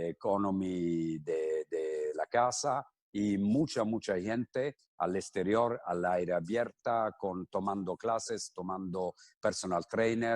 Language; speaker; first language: Spanish; non-native, fluent; Italian